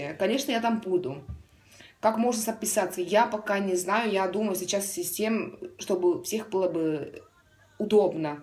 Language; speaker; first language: Russian; non-native, learner; Estonian